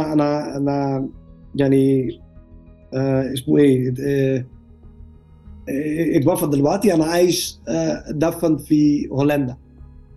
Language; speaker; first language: Arabic; non-native, learner; Dutch